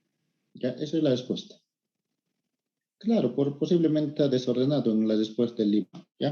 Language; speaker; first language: Spanish; native; Spanish